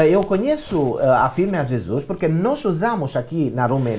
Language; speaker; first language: Portuguese; non-native, learner; Romanian